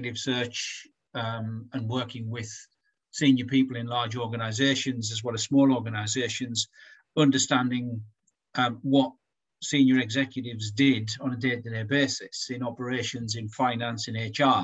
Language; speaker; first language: English; native; English